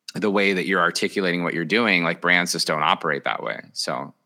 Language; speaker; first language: English; early bilingual, other home language; Spanish